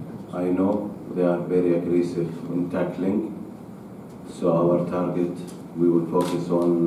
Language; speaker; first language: English; non-native, learner; Arabic